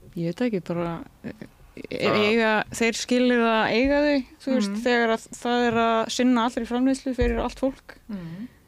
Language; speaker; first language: Icelandic; native; Icelandic